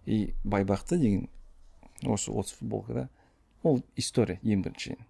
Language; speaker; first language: Kazakh; non-native, local second language; Russian